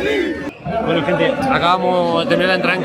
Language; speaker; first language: Spanish; native; Spanish